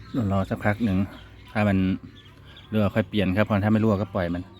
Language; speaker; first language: Thai; non-native, local second language; Northeastern Thai